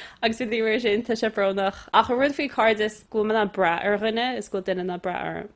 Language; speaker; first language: Irish; native; Irish